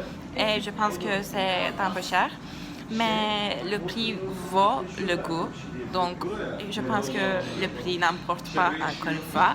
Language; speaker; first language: French; non-native, learner; Turkish